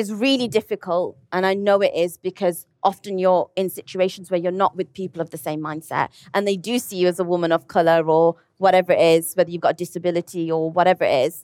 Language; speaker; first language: English; native; English